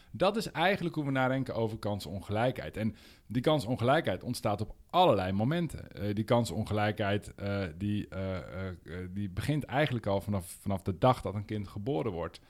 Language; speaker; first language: Dutch; native; Dutch